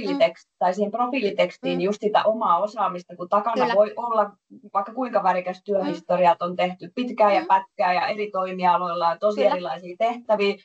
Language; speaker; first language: Finnish; native; Finnish